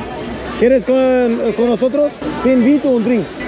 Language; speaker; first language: Spanish; non-native, learner; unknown